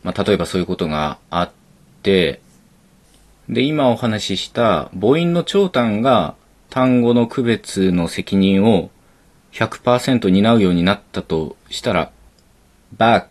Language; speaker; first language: Japanese; native; Japanese